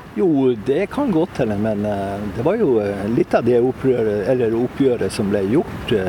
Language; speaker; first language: Norwegian; native; Norwegian